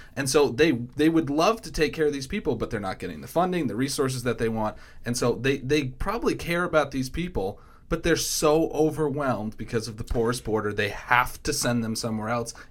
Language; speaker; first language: English; native; English